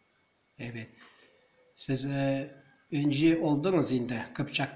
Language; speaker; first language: Turkish; non-native, learner; Tatar